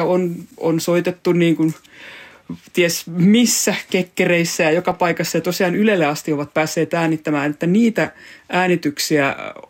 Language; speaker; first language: Finnish; native; Finnish